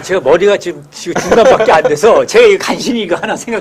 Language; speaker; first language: Korean; native; Korean